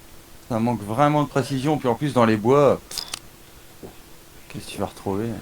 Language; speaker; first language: French; native; French